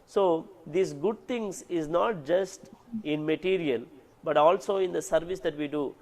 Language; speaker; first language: English; non-native, local second language; Kannada